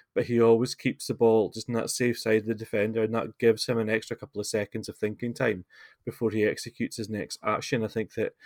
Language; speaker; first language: English; native; English